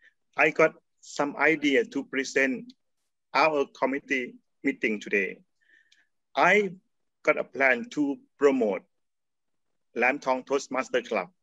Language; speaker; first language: English; non-native, learner; Thai